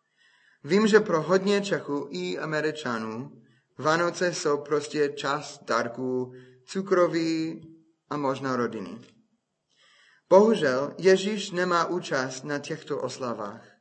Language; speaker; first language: Czech; non-native, fluent; English